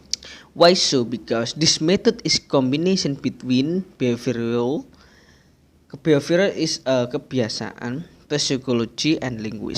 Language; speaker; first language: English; non-native, learner; Indonesian